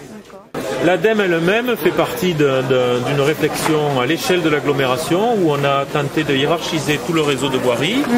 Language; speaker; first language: French; native; French